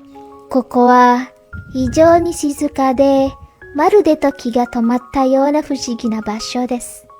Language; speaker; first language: Japanese; non-native, learner; Indonesian